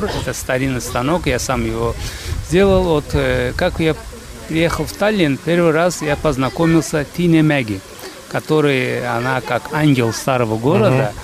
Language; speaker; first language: Russian; non-native, fluent; Azerbaijani